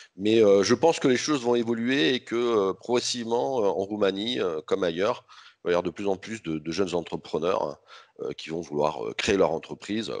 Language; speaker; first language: French; native; French